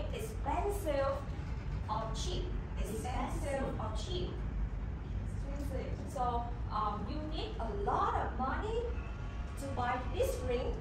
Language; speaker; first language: English; non-native, learner; Vietnamese